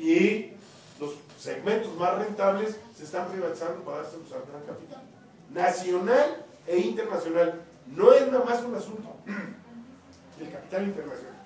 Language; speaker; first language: Spanish; native; Spanish